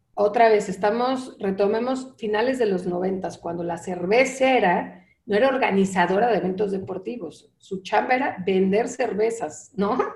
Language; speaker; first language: Spanish; native; Spanish